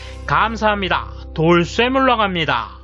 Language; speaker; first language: Korean; native; Korean